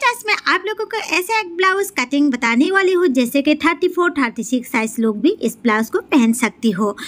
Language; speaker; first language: Hindi; native; Hindi